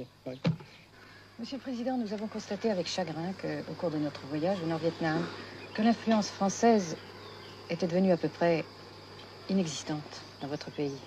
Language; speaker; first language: French; native; French